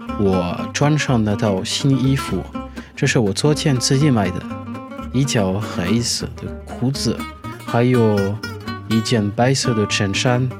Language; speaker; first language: Chinese; non-native, learner; French